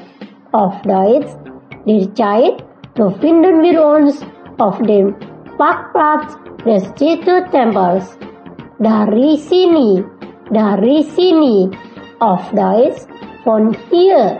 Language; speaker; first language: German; non-native, fluent; Indonesian